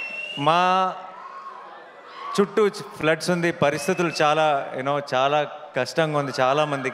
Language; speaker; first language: Telugu; native; Telugu